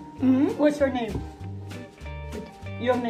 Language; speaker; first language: English; non-native, learner; Indonesian